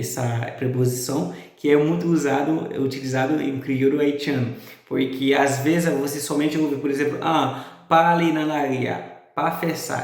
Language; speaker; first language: Portuguese; non-native, fluent; Haitian Creole